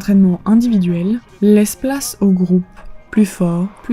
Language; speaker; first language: French; native; French